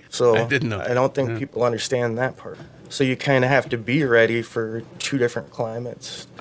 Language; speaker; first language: English; native; English